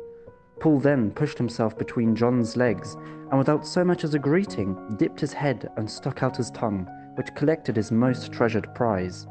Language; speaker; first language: English; native; English